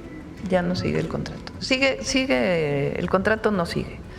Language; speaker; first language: Spanish; native; Spanish